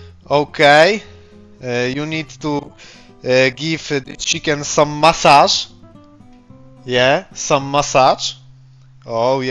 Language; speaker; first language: English; non-native, learner; Polish